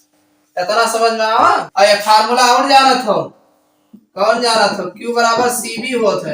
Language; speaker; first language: Hindi; native; Hindi